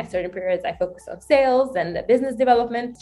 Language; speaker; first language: English; non-native, fluent; Hungarian